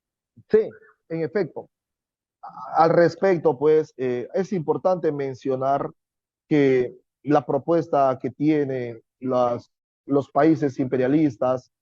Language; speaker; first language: Spanish; native; Spanish